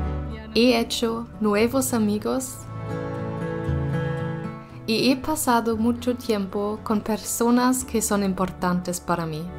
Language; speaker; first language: Spanish; non-native, learner; German